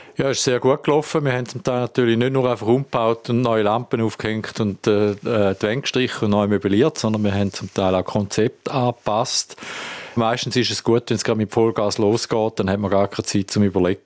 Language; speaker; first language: German; native; German